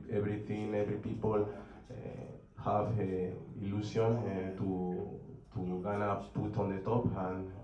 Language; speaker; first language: English; non-native, learner; Spanish